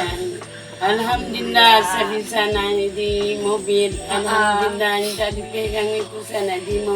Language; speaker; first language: Indonesian; non-native, local second language; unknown